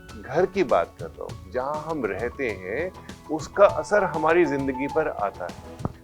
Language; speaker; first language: Hindi; native; Hindi